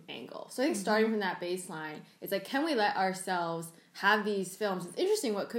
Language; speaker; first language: English; early bilingual, other home language; Cantonese